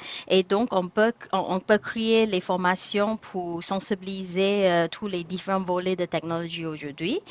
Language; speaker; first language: French; non-native, fluent; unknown